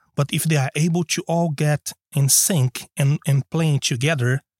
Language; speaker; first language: English; non-native, fluent; Portuguese